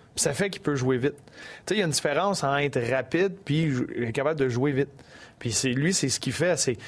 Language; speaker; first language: French; native; French